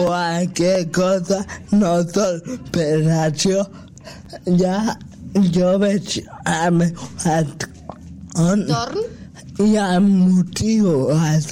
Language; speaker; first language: Catalan; non-native, local second language; Spanish